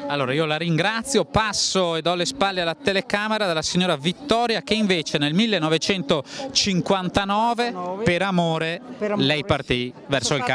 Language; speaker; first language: Italian; native; Italian